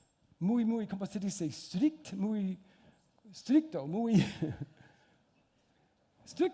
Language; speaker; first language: Spanish; non-native, learner; English